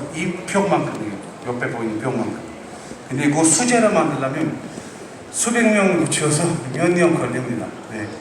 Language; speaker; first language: Korean; non-native, fluent; Turkish